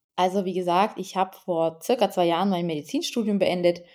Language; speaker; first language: German; non-native, fluent; Lithuanian